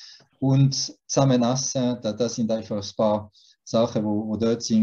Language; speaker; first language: German; early bilingual, heritage; German